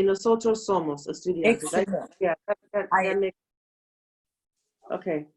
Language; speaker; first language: Spanish; non-native, learner; English